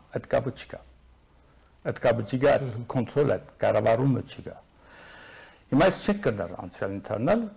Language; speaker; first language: Armenian; early bilingual, heritage; Armenian